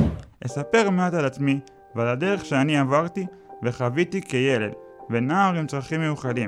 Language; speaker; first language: Hebrew; native; Hebrew